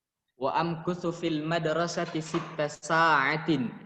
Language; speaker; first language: Arabic; non-native, learner; Indonesian